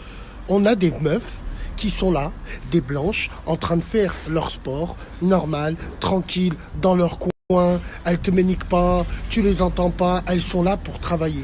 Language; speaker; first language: French; native; French